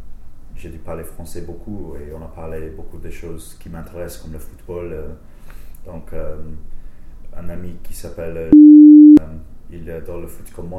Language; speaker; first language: French; non-native, fluent; English